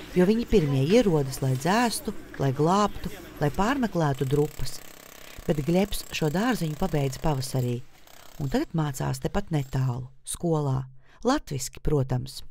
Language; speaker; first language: Latvian; native; Latvian